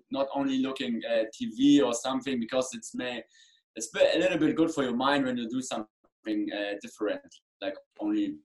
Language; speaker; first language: English; non-native, learner; German